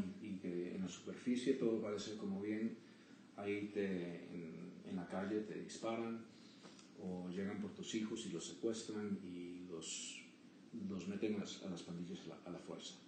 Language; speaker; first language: Spanish; early bilingual, heritage; Spanish